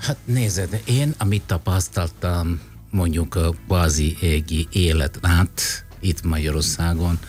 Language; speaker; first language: Hungarian; non-native, fluent; Italian